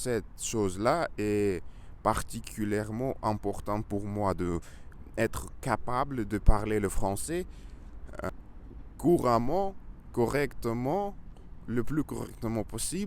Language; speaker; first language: French; non-native, learner; Russian